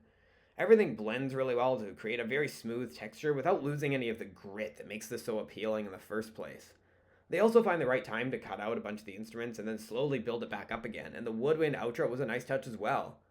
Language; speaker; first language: English; native; English